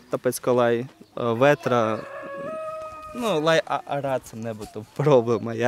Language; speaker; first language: Latvian; non-native, local second language; Russian